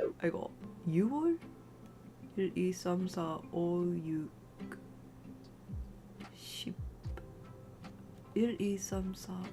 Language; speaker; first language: Korean; non-native, learner; English